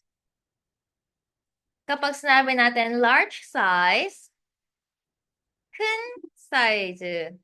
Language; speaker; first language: Filipino; native; Filipino